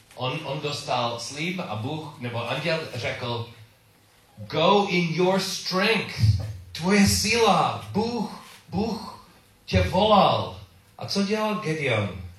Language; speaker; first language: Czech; non-native, learner; English